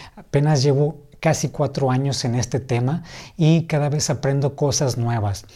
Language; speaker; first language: Spanish; native; Spanish